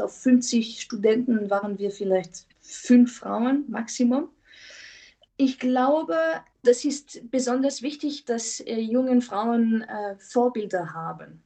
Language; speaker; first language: German; non-native, fluent; French